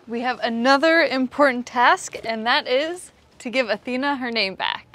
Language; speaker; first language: English; native; English